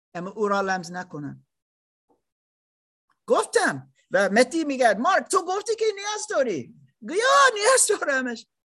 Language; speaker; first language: Persian; non-native, learner; German